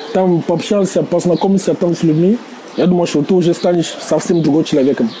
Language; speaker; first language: Russian; non-native, fluent; Jamaican Creole English